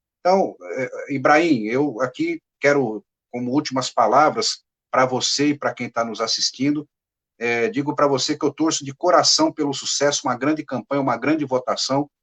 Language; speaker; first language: Portuguese; native; Portuguese